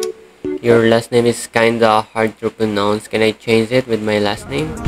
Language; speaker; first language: English; non-native, local second language; Filipino